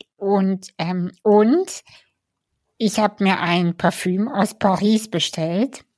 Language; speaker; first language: German; early bilingual, other home language; Russian